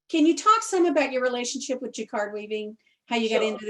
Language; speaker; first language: English; native; English